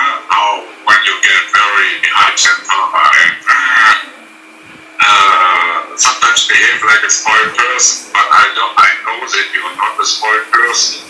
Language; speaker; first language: English; non-native, fluent; German